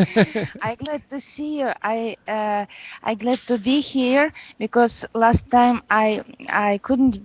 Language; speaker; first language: English; non-native, learner; Russian